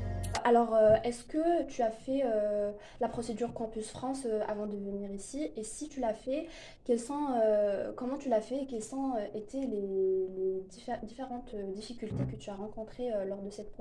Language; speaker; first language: French; native; French